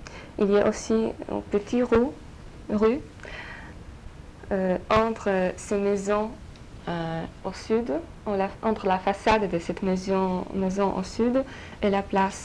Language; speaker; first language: French; non-native, fluent; Polish